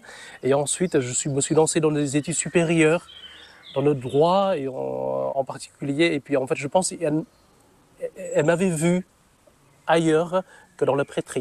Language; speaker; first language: French; non-native, fluent; Vietnamese